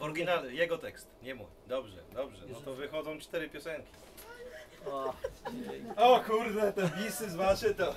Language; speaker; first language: Polish; native; Polish